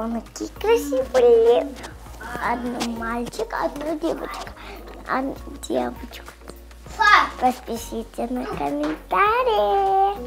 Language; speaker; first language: Russian; non-native, local second language; Kazakh